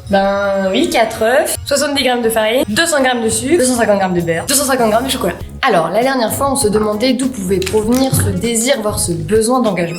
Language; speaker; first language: French; native; French